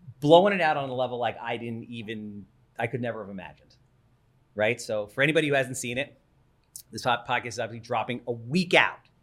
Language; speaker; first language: English; native; English